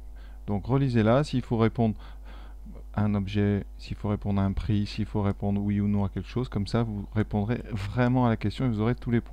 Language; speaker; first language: French; native; French